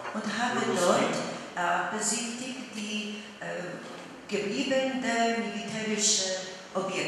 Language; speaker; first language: German; non-native, fluent; Polish